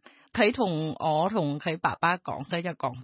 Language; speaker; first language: Cantonese; non-native, fluent; Thai